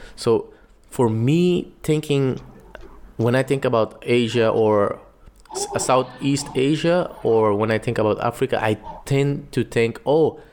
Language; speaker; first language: English; non-native, fluent; Portuguese